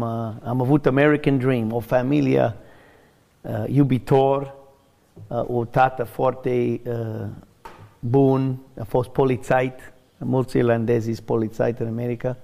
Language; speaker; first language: Romanian; non-native, learner; English